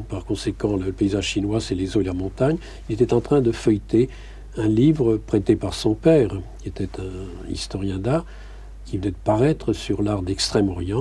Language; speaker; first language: French; native; French